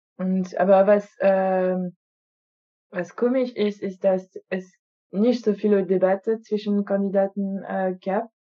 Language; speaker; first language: German; non-native, fluent; French